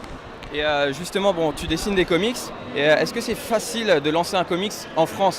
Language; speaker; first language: French; native; French